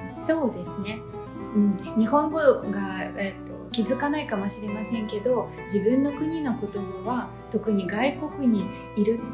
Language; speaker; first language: Japanese; non-native, fluent; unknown